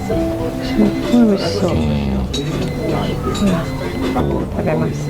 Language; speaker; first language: Japanese; native; Japanese